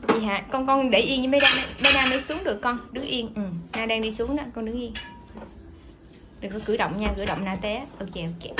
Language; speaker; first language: Vietnamese; native; Vietnamese